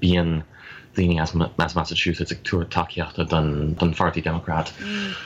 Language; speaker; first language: Irish; non-native, fluent; English